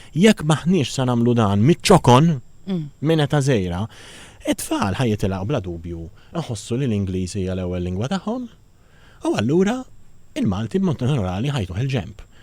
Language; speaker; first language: Maltese; native; Maltese